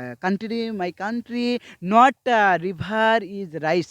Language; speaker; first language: English; non-native, learner; Bangla